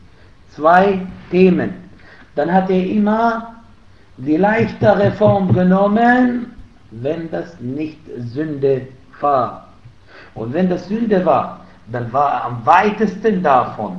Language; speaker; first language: German; non-native, fluent; Arabic